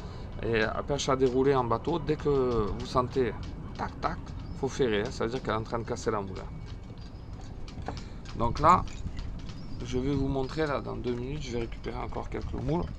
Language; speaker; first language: French; native; French